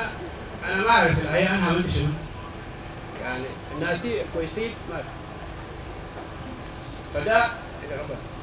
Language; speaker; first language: Arabic; non-native, local second language; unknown